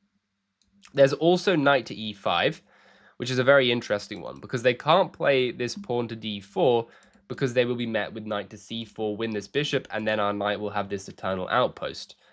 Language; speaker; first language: English; native; English